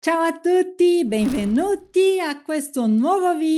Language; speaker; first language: Italian; non-native, fluent; Portuguese